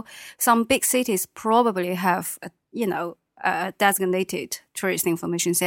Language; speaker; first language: English; non-native, fluent; Chinese